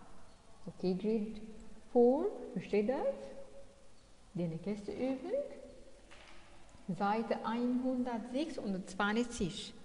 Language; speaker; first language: German; non-native, fluent; Arabic